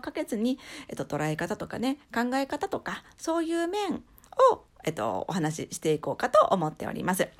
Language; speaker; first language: Japanese; native; Japanese